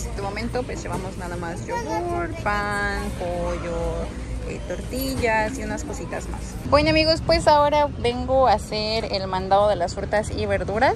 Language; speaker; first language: Spanish; native; Spanish